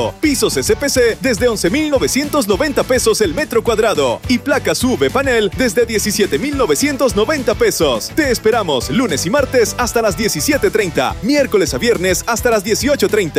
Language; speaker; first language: Spanish; native; Spanish